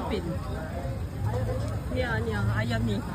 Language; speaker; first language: Malay; native; Malay